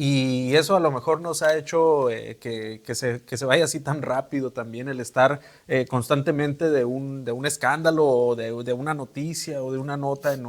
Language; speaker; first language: Spanish; native; Spanish